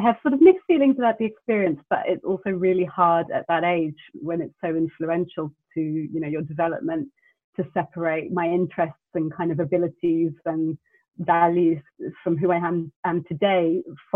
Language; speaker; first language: English; native; English